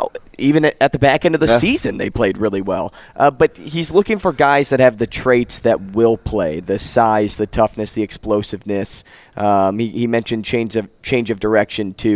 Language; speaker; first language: English; native; English